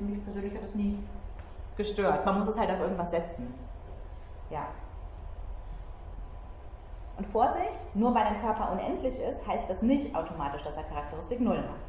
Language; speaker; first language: German; native; German